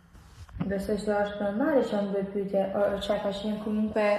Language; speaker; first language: Albanian; early bilingual, heritage; Albanian